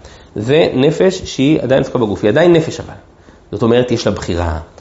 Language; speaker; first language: Hebrew; native; Hebrew